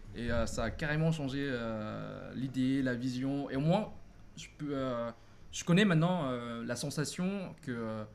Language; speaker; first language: French; non-native, fluent; Thai